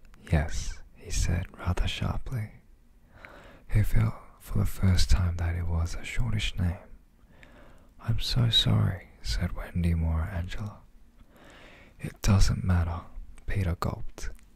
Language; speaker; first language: English; early bilingual, other home language; Korean